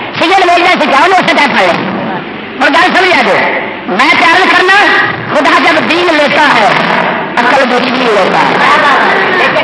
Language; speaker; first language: Urdu; non-native, local second language; Saraiki